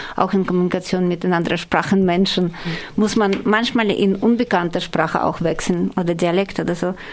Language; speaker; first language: German; non-native, fluent; Russian